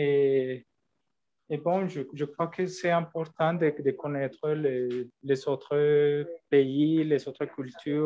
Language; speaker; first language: French; non-native, learner; Spanish